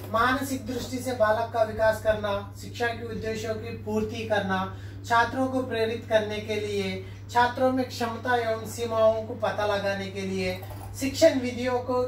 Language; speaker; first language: Hindi; non-native, local second language; Telugu